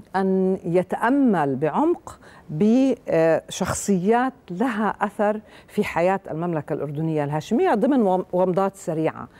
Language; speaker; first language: Arabic; native; Arabic